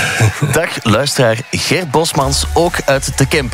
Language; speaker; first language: Dutch; native; Dutch